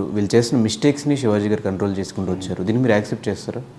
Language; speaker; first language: Telugu; native; Telugu